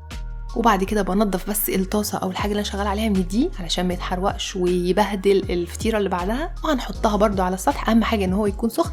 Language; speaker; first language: Arabic; native; Arabic